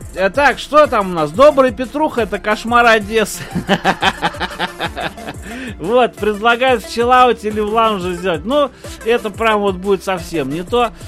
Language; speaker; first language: Russian; native; Russian